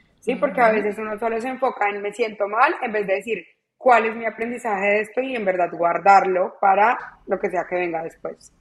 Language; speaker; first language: Spanish; native; Spanish